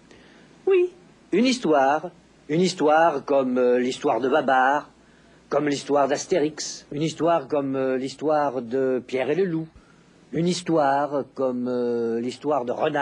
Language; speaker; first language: French; native; French